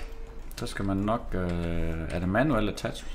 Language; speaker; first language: Danish; native; Danish